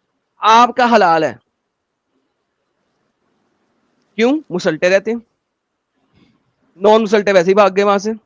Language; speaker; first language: Hindi; native; Hindi